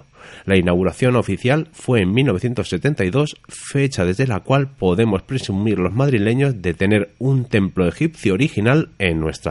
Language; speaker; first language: Spanish; native; Spanish